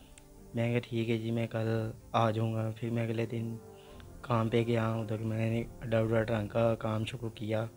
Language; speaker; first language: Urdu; non-native, local second language; Punjabi